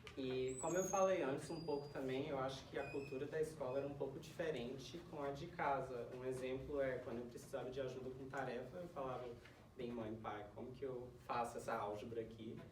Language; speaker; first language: Portuguese; early bilingual, heritage; Portuguese